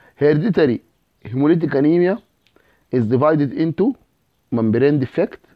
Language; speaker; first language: English; non-native, fluent; Arabic